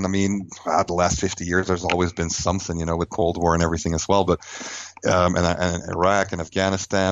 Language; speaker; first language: English; non-native, fluent; Dutch